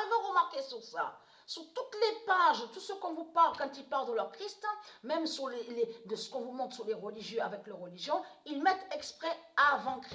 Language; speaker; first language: French; native; French